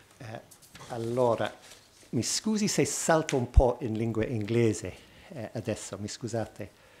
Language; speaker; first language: Italian; non-native, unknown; English